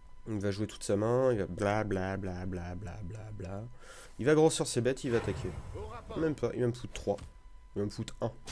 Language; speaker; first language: French; native; French